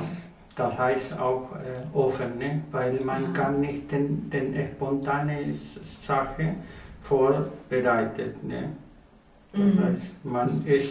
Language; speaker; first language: German; non-native, learner; Spanish